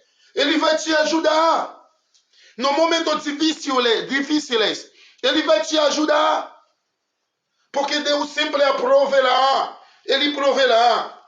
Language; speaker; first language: Portuguese; non-native, learner; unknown